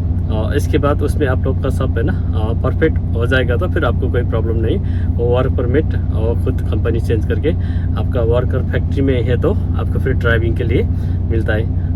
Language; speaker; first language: Hindi; non-native, learner; Nepali